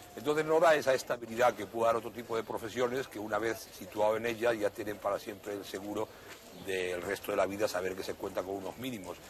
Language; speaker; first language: Spanish; native; Spanish